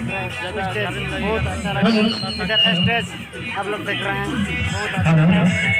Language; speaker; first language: Hindi; non-native, local second language; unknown